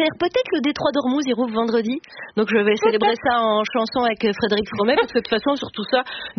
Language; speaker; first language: French; native; French